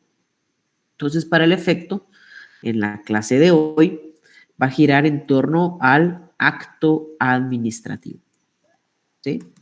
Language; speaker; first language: Spanish; native; Spanish